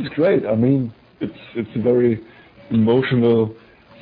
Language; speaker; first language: English; non-native, fluent; German